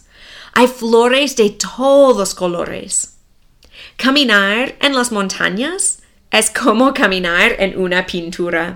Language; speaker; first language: Spanish; non-native, fluent; English